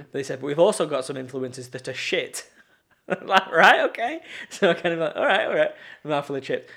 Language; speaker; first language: English; native; English